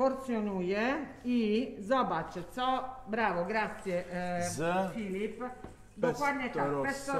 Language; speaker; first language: Polish; non-native, fluent; Italian